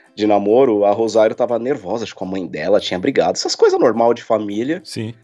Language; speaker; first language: Portuguese; native; Portuguese